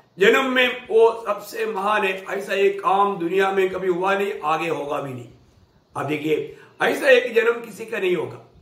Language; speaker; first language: Hindi; non-native, local second language; Malayalam